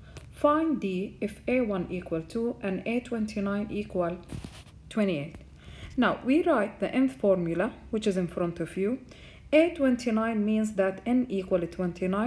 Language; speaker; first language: English; non-native, fluent; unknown